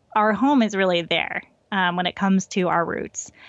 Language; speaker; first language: English; native; English